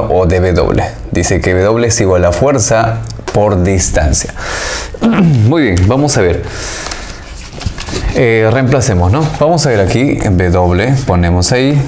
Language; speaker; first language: Spanish; native; Spanish